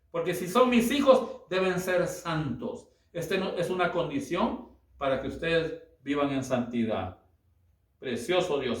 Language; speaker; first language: Spanish; native; Spanish